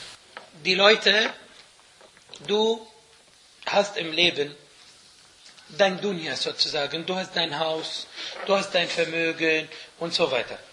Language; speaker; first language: German; non-native, fluent; Arabic